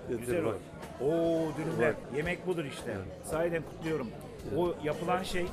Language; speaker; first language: Turkish; native; Turkish